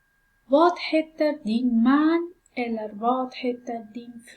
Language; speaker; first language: Swedish; non-native, learner; Persian